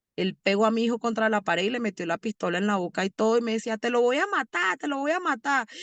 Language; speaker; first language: Spanish; native; Spanish